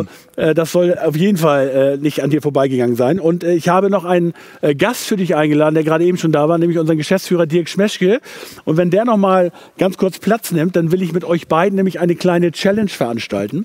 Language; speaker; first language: German; native; German